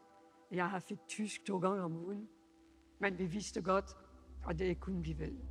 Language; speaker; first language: Danish; non-native, fluent; French